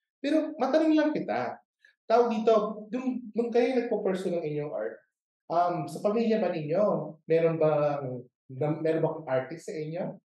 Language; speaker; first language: Filipino; native; Filipino